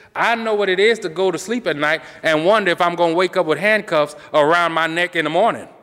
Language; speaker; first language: English; native; English